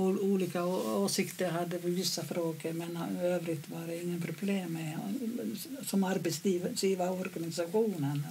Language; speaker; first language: Swedish; non-native, fluent; Finnish